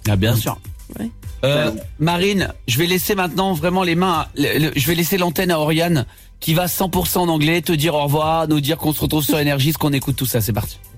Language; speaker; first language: French; native; French